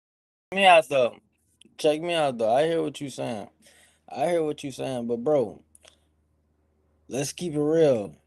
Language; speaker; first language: English; native; English